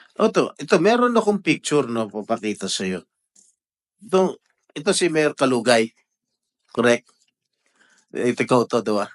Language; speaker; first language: Filipino; native; Filipino